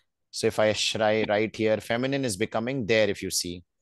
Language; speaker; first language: English; non-native, local second language; Hindi